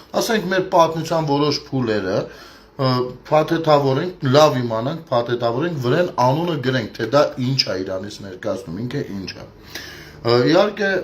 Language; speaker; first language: Armenian; native; Armenian